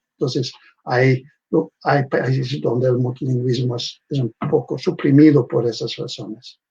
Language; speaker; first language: Spanish; non-native, fluent; Dutch